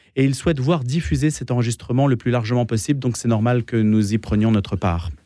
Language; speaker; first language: French; native; French